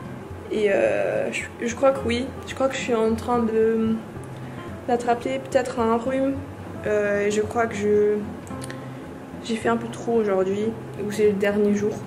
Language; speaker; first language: French; non-native, fluent; Finnish